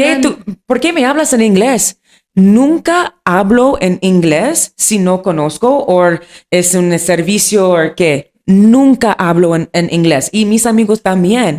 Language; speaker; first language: Spanish; non-native, learner; English